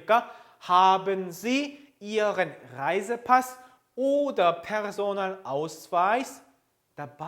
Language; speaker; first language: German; non-native, fluent; Korean